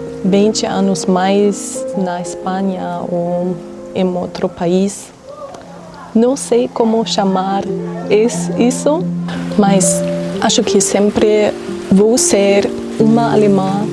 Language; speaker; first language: Portuguese; non-native, fluent; German